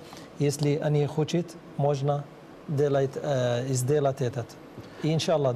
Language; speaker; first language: Russian; non-native, learner; Arabic